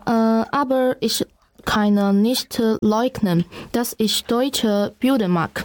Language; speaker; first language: German; non-native, learner; Chinese